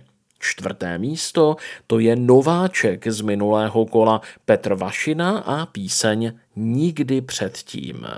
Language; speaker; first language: Czech; native; Czech